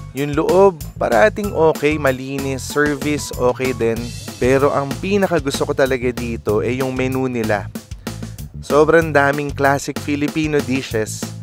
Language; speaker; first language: Filipino; native; Filipino